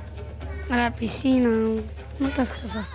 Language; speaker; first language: Catalan; non-native, learner; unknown